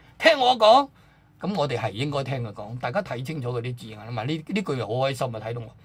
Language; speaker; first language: Chinese; non-native, local second language; Cantonese